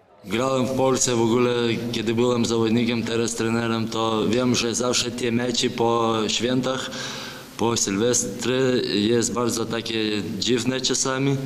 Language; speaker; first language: Polish; non-native, fluent; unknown